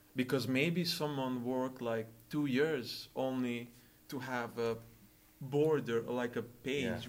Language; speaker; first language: English; non-native, fluent; Albanian